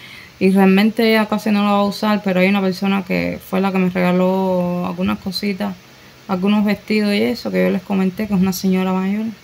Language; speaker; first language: Spanish; native; Spanish